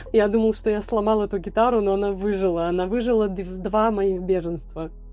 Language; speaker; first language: Russian; native; Russian